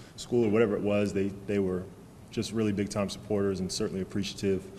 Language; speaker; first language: English; native; English